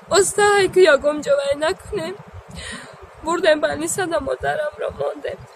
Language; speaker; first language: Tajik; native; Tajik